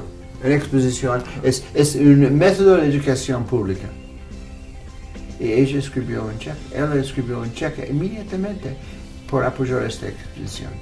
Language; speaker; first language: Spanish; non-native, fluent; English